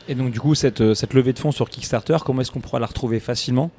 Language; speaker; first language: French; native; French